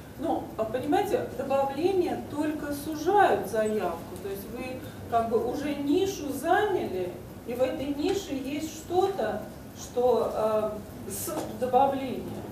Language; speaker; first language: Russian; native; Russian